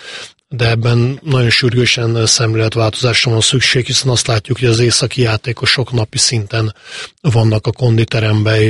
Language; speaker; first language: Hungarian; native; Hungarian